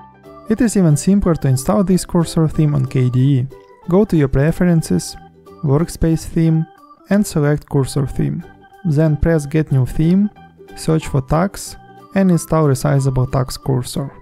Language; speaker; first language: English; non-native, fluent; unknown